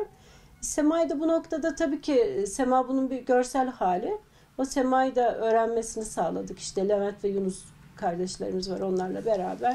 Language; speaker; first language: Turkish; native; Turkish